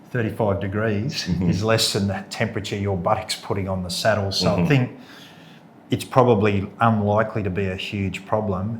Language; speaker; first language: English; native; English